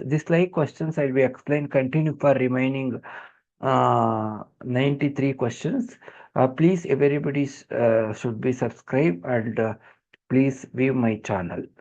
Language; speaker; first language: English; non-native, local second language; Kannada